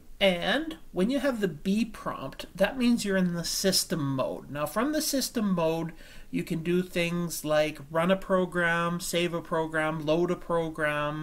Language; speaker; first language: English; native; English